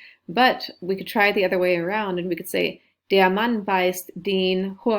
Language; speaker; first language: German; non-native, fluent; English